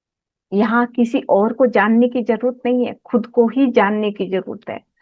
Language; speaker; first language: Hindi; native; Hindi